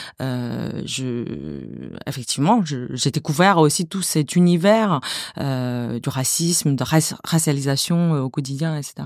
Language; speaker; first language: French; non-native, fluent; Chinese